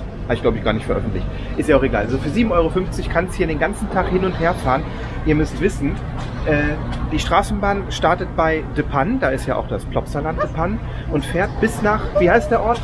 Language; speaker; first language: German; native; German